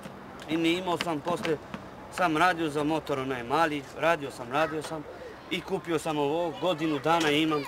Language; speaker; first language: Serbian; non-native, local second language; Romany